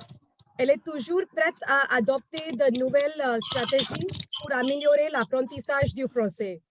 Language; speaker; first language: French; non-native, fluent; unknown